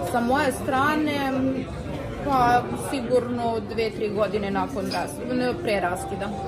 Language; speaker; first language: Serbian; native; Serbian